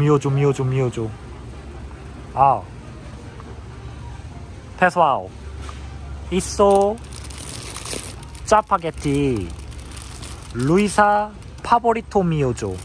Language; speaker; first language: Portuguese; non-native, learner; Korean